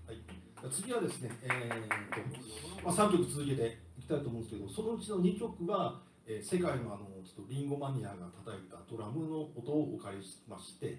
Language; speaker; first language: Japanese; native; Japanese